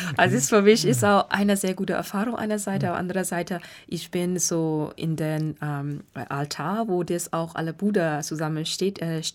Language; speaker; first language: German; non-native, learner; Burmese